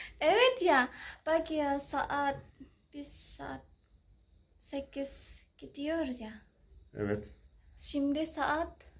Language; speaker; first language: Turkish; non-native, learner; Indonesian